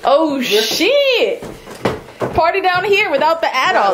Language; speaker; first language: English; early bilingual, other home language; Spanish